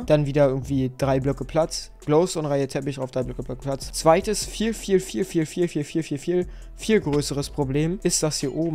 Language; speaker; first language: German; native; German